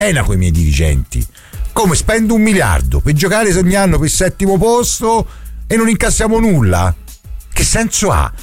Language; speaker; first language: Italian; native; Italian